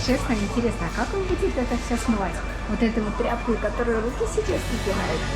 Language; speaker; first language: Russian; native; Russian